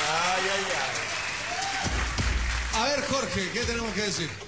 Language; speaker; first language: Spanish; native; Spanish